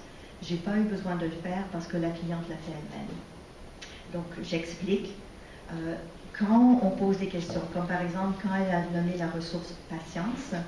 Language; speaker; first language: French; native; French